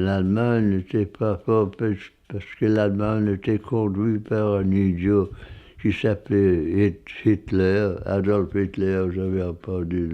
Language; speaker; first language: French; non-native, fluent; English